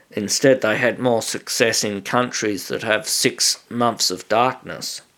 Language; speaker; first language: English; native; English